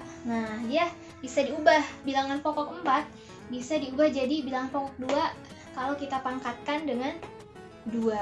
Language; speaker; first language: Indonesian; native; Indonesian